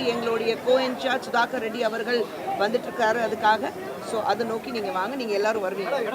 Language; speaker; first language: Tamil; non-native, fluent; Hindi